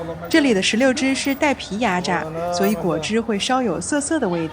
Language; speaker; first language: Chinese; native; Chinese